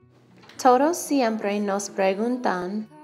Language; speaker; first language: Spanish; non-native, fluent; English